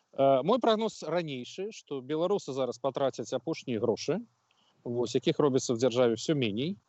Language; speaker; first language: Belarusian; non-native, local second language; Russian